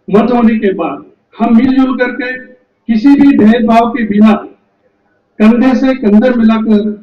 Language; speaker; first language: Hindi; non-native, local second language; Marathi